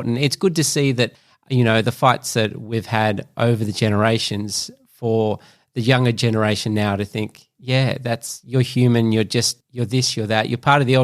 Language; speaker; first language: English; native; English